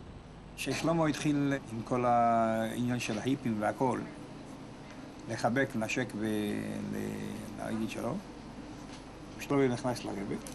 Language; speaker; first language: Hebrew; non-native, fluent; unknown